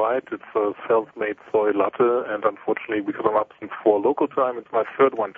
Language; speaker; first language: English; non-native, fluent; Italian